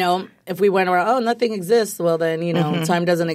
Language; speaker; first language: English; native; English